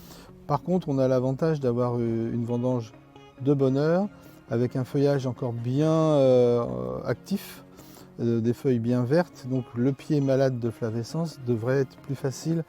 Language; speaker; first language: French; native; French